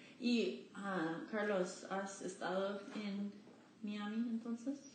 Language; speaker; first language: Spanish; non-native, learner; English